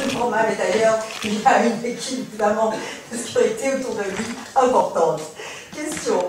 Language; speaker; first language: French; native; French